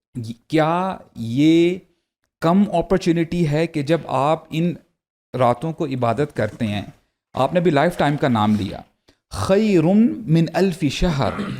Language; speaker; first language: Urdu; native; Urdu